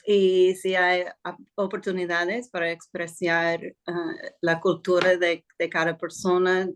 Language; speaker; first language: Spanish; non-native, fluent; English